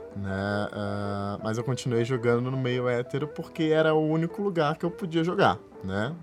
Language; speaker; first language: Portuguese; native; Portuguese